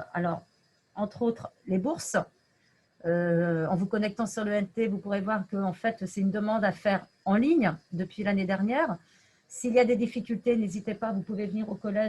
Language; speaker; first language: French; native; French